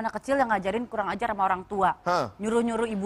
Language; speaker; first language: Indonesian; native; Indonesian